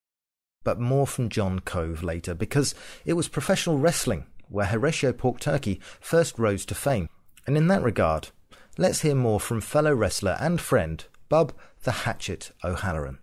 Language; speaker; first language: English; native; English